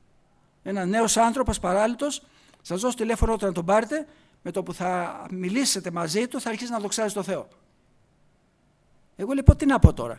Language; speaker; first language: Greek; native; Greek